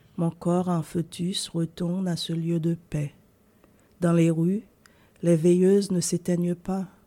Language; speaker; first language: French; non-native, local second language; Haitian Creole